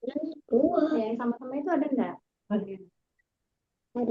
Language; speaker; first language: Indonesian; native; Indonesian